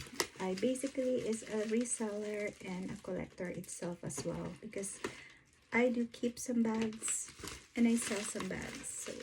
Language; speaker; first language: English; non-native, fluent; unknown